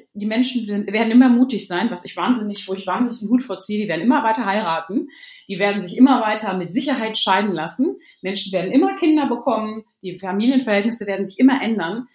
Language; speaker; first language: German; native; German